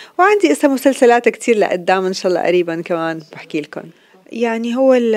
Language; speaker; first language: Arabic; native; Arabic